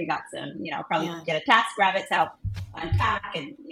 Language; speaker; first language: English; early bilingual, other home language; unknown